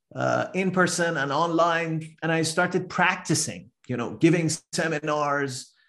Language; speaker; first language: English; non-native, fluent; Persian